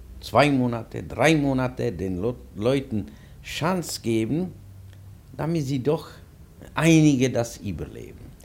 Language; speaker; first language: German; non-native, fluent; Czech